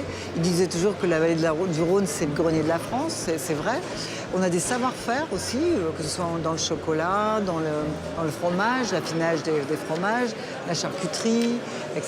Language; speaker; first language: French; native; French